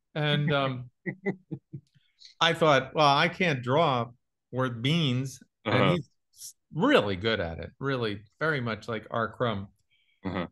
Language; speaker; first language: English; native; English